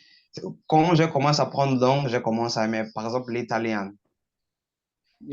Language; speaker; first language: French; non-native, learner; Portuguese